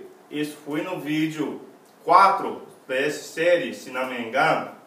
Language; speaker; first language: Portuguese; non-native, fluent; English